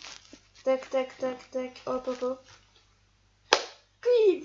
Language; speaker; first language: French; native; French